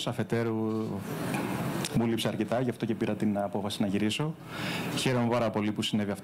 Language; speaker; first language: Greek; native; Greek